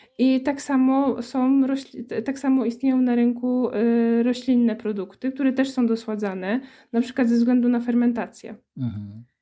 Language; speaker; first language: Polish; native; Polish